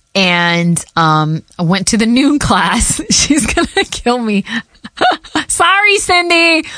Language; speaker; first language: English; early bilingual, other home language; Portuguese